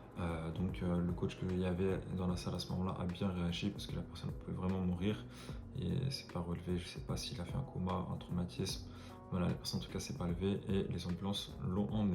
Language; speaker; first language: French; native; French